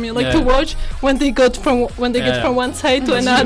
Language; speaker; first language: English; non-native, fluent; Slovak